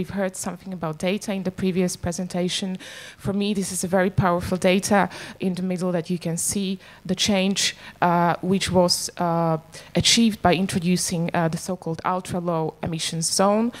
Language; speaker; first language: English; non-native, fluent; Slovak